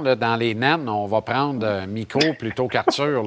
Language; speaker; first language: French; native; French